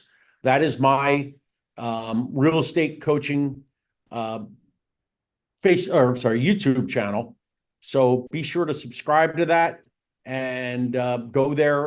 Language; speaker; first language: English; native; English